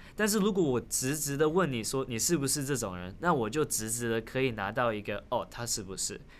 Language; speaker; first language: Chinese; early bilingual, other home language; Min Nan Chinese